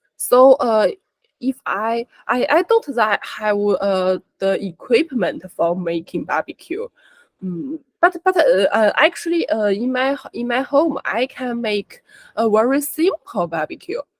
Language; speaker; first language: English; non-native, learner; Chinese